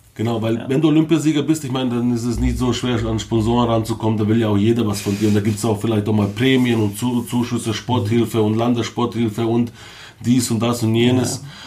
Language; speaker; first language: German; early bilingual, other home language; Bosnian